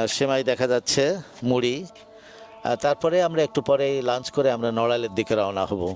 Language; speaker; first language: Bangla; native; Bangla